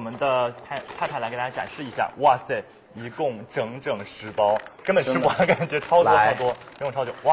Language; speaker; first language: Chinese; native; Chinese